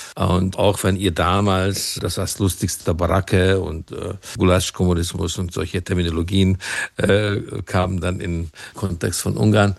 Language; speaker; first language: German; non-native, fluent; Hungarian